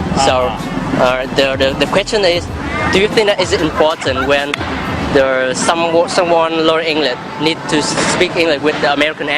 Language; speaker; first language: English; non-native, learner; Vietnamese